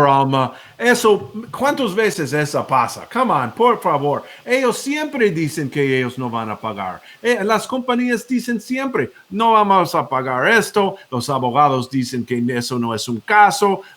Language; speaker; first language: Spanish; non-native, fluent; English